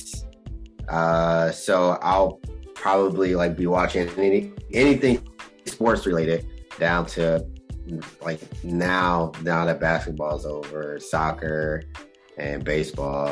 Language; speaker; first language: English; native; English